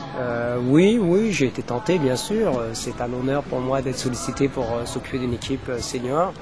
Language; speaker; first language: French; native; French